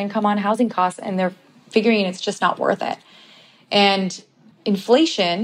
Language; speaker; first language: English; native; English